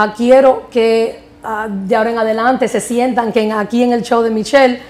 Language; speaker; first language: Spanish; early bilingual, heritage; Spanish